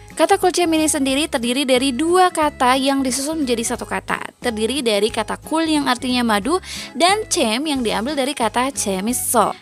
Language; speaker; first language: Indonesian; native; Indonesian